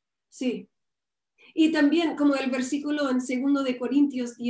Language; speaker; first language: Spanish; non-native, fluent; English